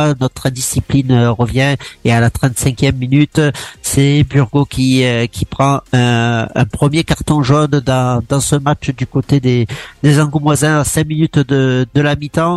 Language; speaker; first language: French; native; French